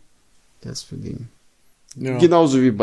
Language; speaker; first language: German; non-native, fluent; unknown